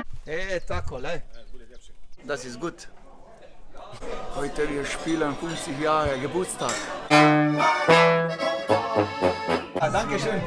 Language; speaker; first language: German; non-native, learner; Slovenian